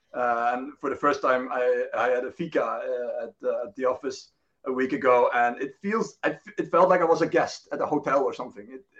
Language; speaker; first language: English; non-native, fluent; Dutch